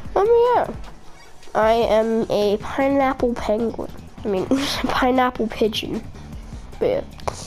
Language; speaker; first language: English; native; English